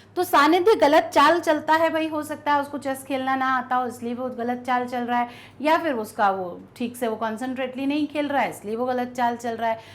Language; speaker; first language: Hindi; native; Hindi